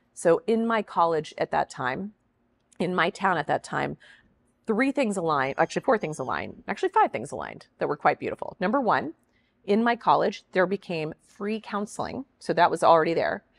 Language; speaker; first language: English; native; English